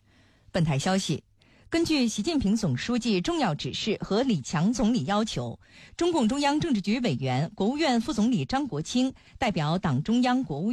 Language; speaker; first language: Chinese; native; Chinese